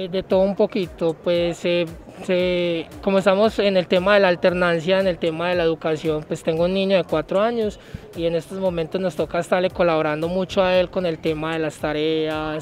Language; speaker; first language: Spanish; native; Spanish